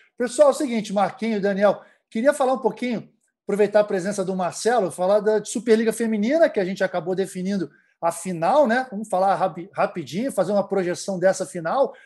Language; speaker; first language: Portuguese; native; Portuguese